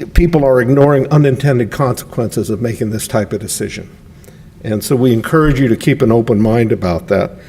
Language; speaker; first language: English; native; English